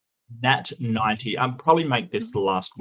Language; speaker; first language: English; native; English